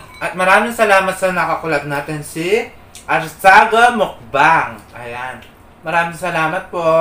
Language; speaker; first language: Filipino; non-native, local second language; Pampanga